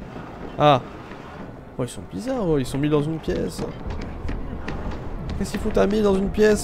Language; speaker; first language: French; native; French